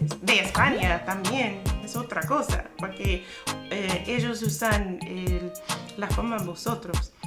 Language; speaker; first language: Spanish; non-native, fluent; English